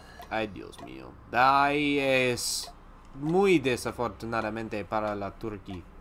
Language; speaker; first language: Spanish; non-native, learner; English